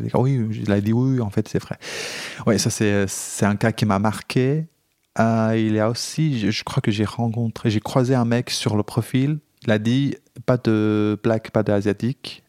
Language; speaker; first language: French; non-native, fluent; Chinese